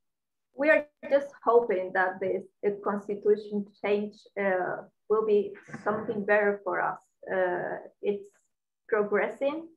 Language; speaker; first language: English; non-native, learner; Spanish